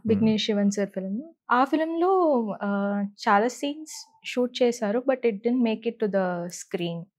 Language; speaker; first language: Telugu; non-native, learner; Tamil